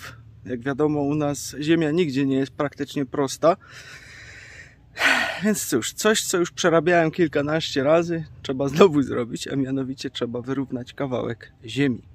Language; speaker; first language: Polish; native; Polish